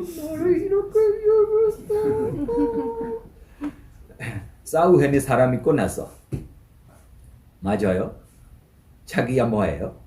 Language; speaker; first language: Korean; non-native, learner; Burmese